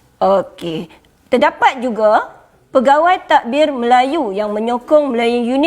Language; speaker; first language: Malay; native; Malay